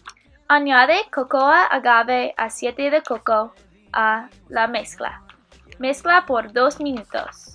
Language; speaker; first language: Spanish; non-native, learner; English